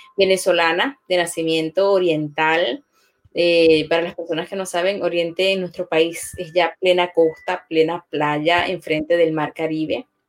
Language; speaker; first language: Spanish; native; Spanish